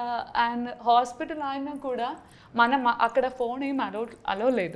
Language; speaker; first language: Telugu; non-native, learner; Malayalam